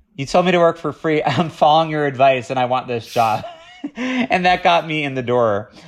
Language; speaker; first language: English; native; English